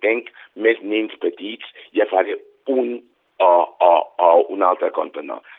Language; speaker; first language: Catalan; non-native, fluent; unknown